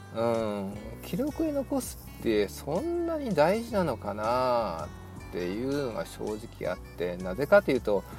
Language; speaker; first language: Japanese; native; Japanese